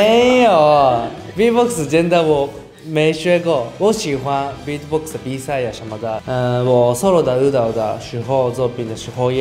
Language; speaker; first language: Chinese; non-native, learner; Japanese